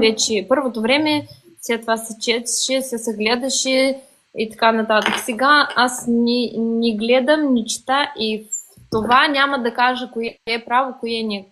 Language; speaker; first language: Bulgarian; early bilingual, heritage; Bulgarian